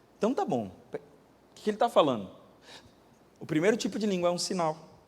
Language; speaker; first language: Portuguese; native; Portuguese